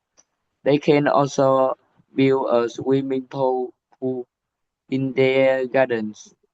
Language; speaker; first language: English; non-native, learner; Vietnamese